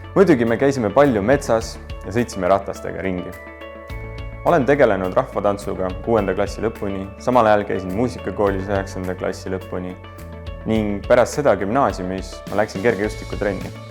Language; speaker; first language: Estonian; early bilingual, other home language; Russian